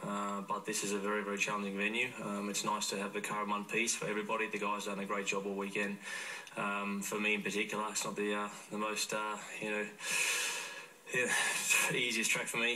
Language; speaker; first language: English; native; English